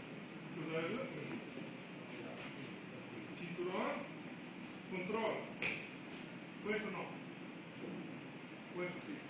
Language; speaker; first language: Italian; non-native, learner; Romanian